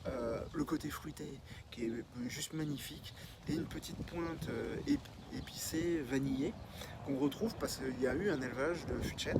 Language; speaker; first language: French; native; French